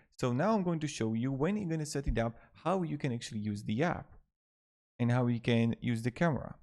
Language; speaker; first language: English; non-native, fluent; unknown